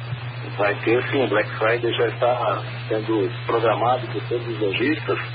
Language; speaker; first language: Portuguese; native; Portuguese